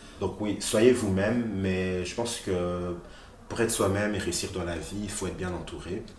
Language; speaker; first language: French; early bilingual, other home language; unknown